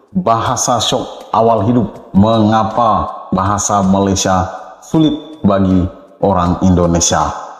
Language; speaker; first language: Malay; native; Malay